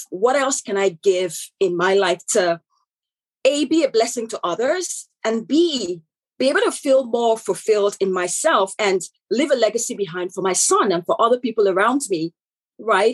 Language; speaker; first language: English; non-native, local second language; Yoruba